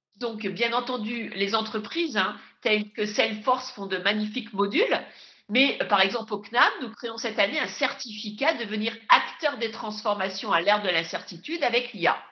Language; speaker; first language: French; native; French